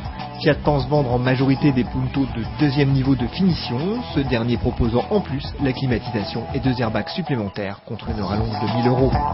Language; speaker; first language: French; native; French